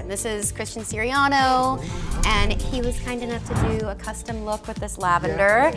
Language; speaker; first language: English; native; English